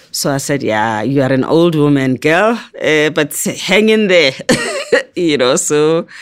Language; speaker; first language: English; non-native, local second language; Zulu